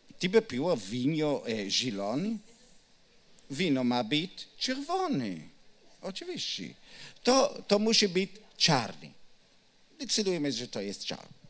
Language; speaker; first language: Polish; non-native, learner; Hebrew